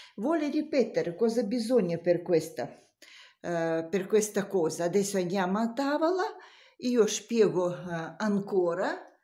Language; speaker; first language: Italian; non-native, learner; Russian